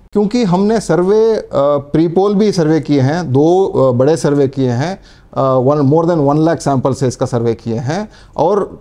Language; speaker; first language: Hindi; non-native, local second language; Kannada